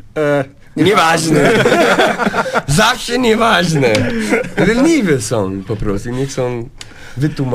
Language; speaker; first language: Polish; non-native, learner; English